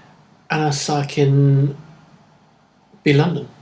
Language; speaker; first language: Arabic; non-native, learner; English